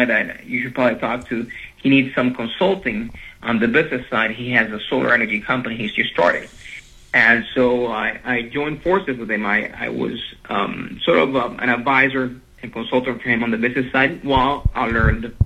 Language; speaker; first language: English; non-native, fluent; Spanish